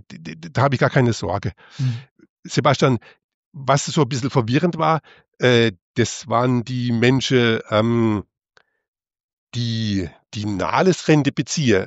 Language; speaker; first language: German; native; German